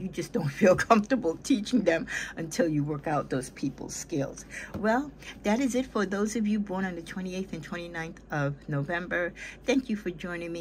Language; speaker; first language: English; native; English